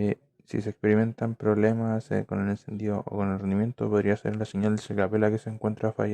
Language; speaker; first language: Spanish; native; Spanish